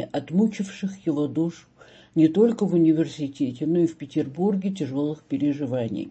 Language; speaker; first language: Russian; native; Russian